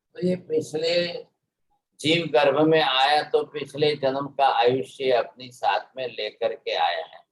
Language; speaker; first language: Hindi; non-native, local second language; Gujarati